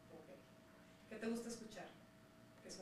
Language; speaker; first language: Spanish; native; Spanish